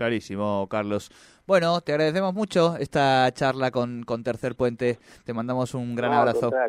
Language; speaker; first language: Spanish; native; Spanish